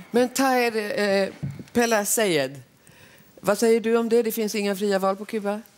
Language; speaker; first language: Swedish; native; Swedish